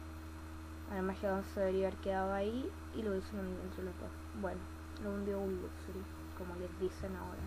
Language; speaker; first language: Spanish; native; Spanish